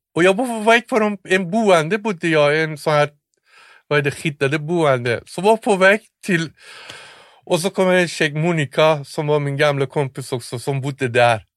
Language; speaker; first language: Swedish; non-native, fluent; Persian